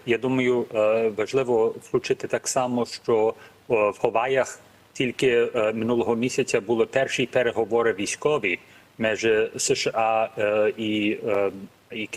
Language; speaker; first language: Ukrainian; early bilingual, heritage; Ukrainian